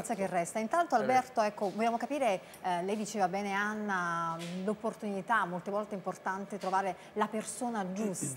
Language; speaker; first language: Italian; native; Italian